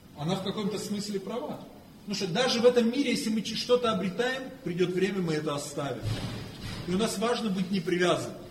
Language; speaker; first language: Russian; non-native, fluent; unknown